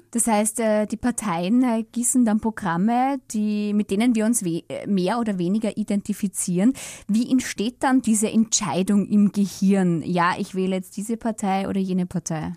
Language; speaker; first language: German; native; German